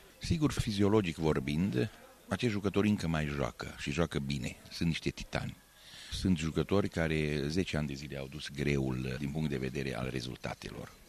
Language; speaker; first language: Romanian; non-native, local second language; Hungarian